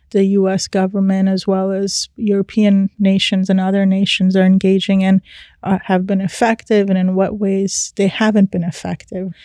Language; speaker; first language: English; early bilingual, other home language; Persian